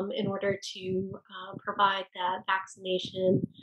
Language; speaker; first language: English; native; English